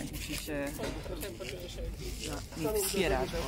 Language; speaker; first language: Polish; non-native, fluent; English